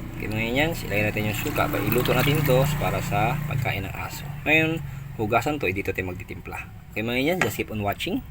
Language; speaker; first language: Filipino; non-native, local second language; Cebuano